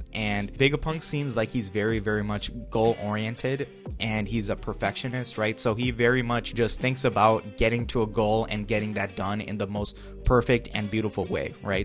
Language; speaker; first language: English; native; English